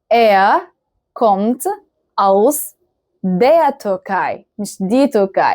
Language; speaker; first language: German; non-native, fluent; Arabic